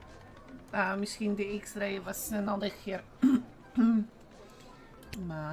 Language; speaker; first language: Dutch; non-native, learner; Polish